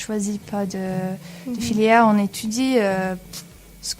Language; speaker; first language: French; non-native, fluent; English